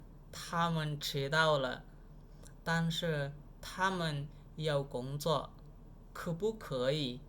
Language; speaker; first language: Chinese; non-native, learner; Indonesian